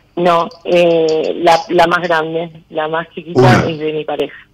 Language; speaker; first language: Spanish; native; Spanish